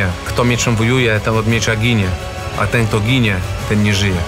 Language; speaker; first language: Polish; native; Polish